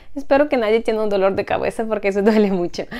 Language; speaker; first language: Spanish; non-native, fluent; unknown